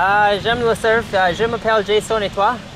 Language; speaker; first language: French; non-native, learner; English